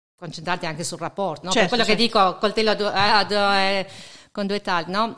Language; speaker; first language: Italian; non-native, fluent; Albanian